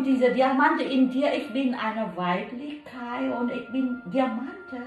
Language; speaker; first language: German; non-native, learner; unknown